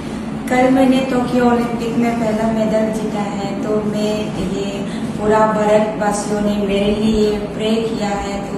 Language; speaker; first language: Hindi; non-native, local second language; Manipuri